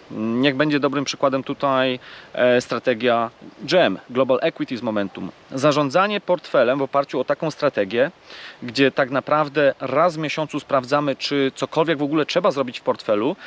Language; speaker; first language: Polish; native; Polish